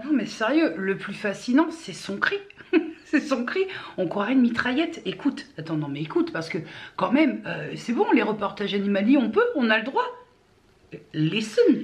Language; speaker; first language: French; native; French